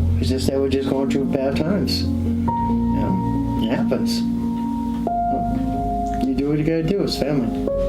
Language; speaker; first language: English; native; English